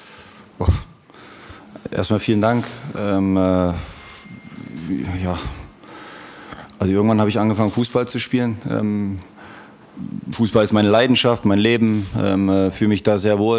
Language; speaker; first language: German; native; German